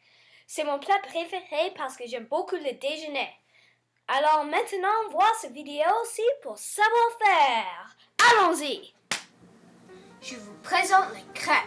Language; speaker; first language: French; non-native, learner; English